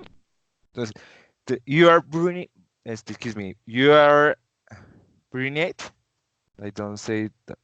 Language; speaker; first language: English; non-native, learner; Spanish